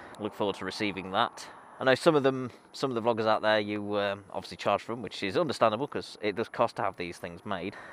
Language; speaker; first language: English; native; English